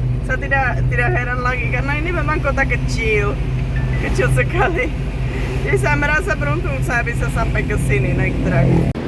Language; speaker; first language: Indonesian; non-native, fluent; Czech